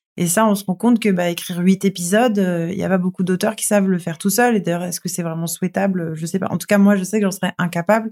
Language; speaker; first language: French; native; French